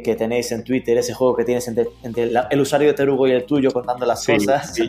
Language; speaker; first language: Spanish; native; Spanish